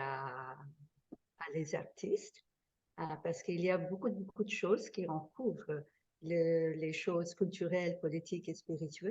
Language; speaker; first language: French; non-native, fluent; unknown